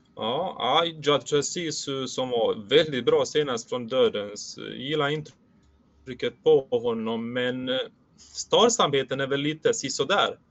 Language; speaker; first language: Swedish; early bilingual, other home language; Bosnian